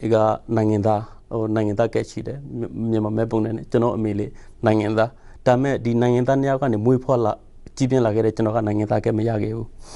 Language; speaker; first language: Burmese; native; Burmese